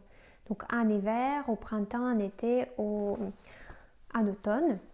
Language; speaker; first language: French; non-native, fluent; Russian